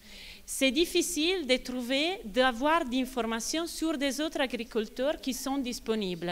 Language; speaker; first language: French; non-native, fluent; Italian